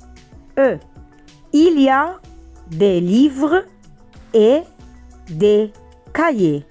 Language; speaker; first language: French; non-native, fluent; Arabic